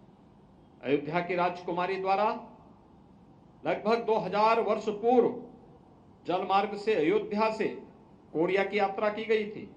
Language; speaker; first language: Hindi; native; Hindi